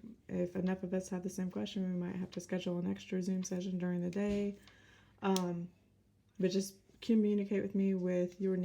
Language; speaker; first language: English; native; English